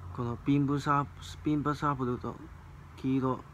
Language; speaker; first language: Japanese; non-native, learner; Cantonese